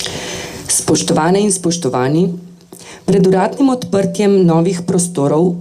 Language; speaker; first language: Slovenian; native; Slovenian